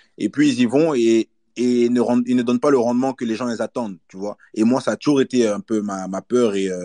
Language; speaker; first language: French; early bilingual, other home language; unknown